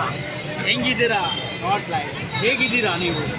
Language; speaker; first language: Kannada; early bilingual, heritage; Kannada